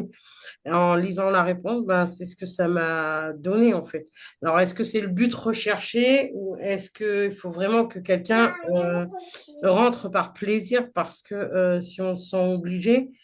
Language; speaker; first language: French; native; French